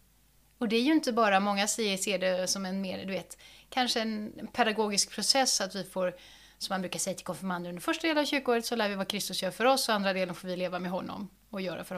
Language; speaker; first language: Swedish; native; Swedish